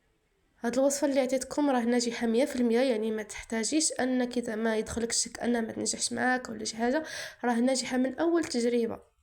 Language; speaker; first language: Arabic; native; Arabic